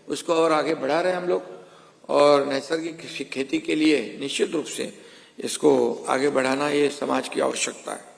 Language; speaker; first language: Hindi; non-native, local second language; Marathi